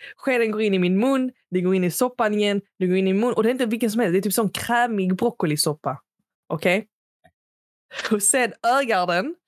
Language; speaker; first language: Swedish; early bilingual, other home language; Arabic